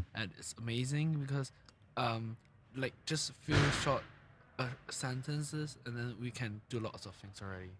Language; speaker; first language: English; non-native, local second language; Cantonese